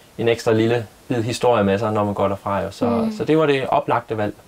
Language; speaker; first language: Danish; native; Danish